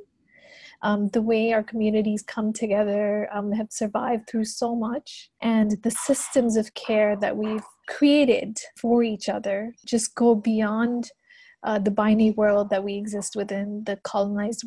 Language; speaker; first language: English; non-native, local second language; Urdu